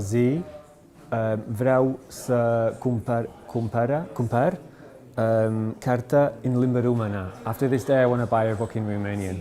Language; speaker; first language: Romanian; non-native, learner; English